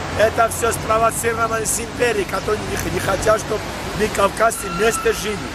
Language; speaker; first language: Russian; non-native, local second language; Georgian